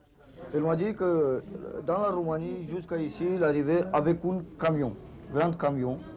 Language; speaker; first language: French; non-native, learner; Romanian